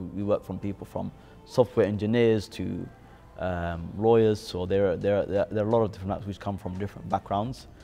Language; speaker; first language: English; native; English